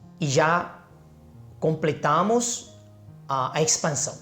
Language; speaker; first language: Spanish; non-native, fluent; Chinese